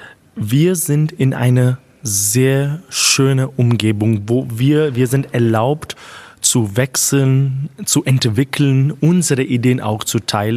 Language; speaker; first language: German; non-native, fluent; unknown